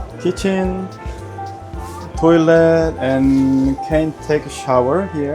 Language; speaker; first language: English; non-native, learner; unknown